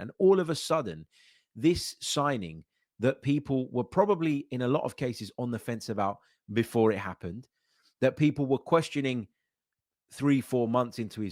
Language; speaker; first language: English; native; English